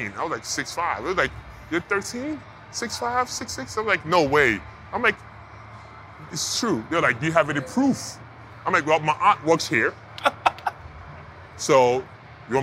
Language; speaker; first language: English; non-native, local second language; Yoruba